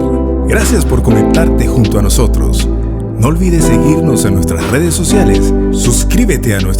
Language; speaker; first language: Spanish; native; Spanish